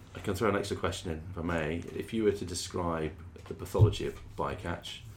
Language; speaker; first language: English; native; English